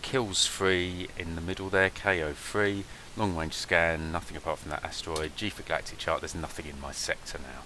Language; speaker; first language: English; native; English